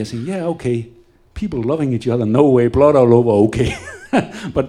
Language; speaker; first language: English; non-native, fluent; Danish